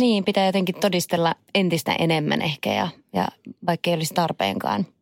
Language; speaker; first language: Finnish; non-native, local second language; Swedish